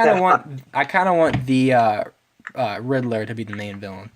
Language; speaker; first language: English; native; English